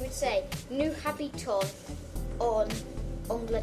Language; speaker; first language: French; non-native, learner; English